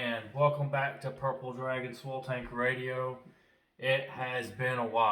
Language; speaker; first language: English; native; English